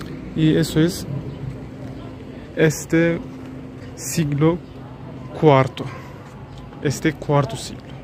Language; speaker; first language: Spanish; non-native, learner; Turkish